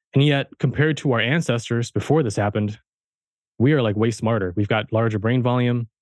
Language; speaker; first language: English; early bilingual, heritage; German